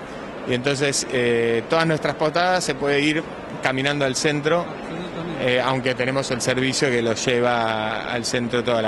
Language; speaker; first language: Spanish; native; Spanish